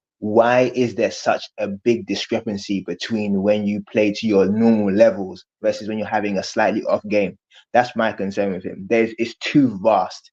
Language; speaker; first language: English; native; English